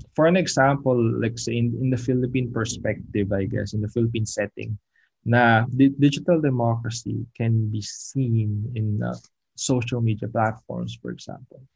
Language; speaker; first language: English; non-native, local second language; Filipino